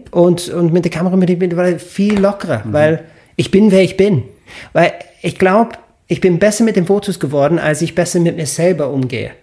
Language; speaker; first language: German; non-native, fluent; English